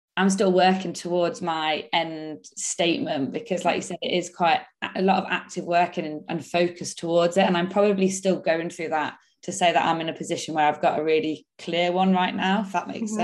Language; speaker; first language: English; native; English